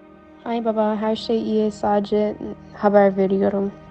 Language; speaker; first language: Turkish; early bilingual, heritage; Turkish